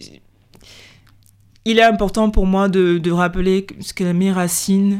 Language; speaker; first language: French; native; French